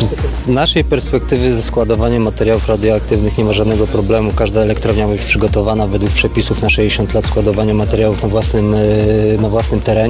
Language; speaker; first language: Polish; native; Polish